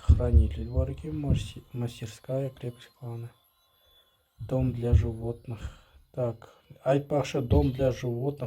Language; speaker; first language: Russian; non-native, local second language; Kazakh